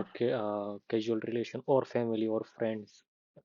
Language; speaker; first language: English; non-native, fluent; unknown